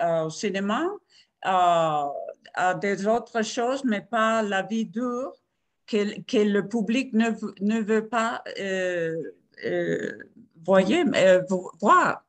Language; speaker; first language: French; non-native, fluent; Spanish